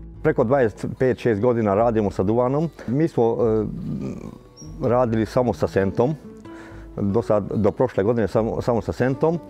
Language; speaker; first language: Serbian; non-native, local second language; Hungarian